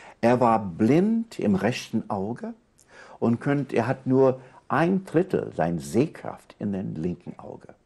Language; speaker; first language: German; non-native, fluent; English